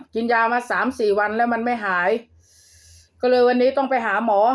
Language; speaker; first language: Thai; native; Thai